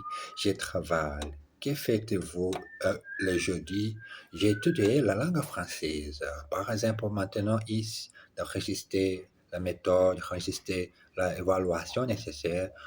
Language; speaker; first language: French; non-native, learner; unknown